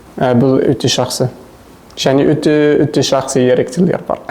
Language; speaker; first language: Kazakh; non-native, learner; Swiss German